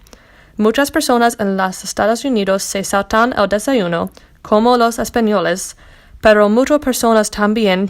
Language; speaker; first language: Spanish; non-native, learner; English